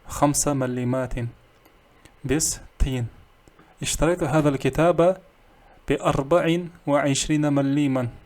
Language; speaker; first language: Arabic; non-native, fluent; Kazakh